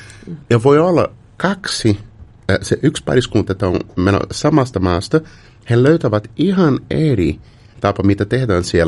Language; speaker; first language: Finnish; non-native, fluent; Portuguese